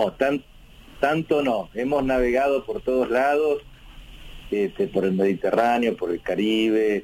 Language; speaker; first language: Spanish; native; Spanish